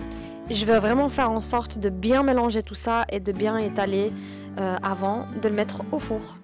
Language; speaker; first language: French; native; French